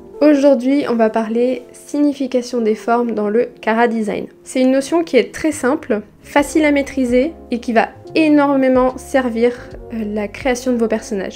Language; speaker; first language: French; native; French